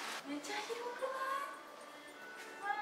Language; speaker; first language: Japanese; native; Japanese